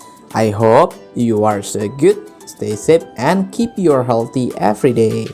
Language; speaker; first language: English; non-native, learner; Indonesian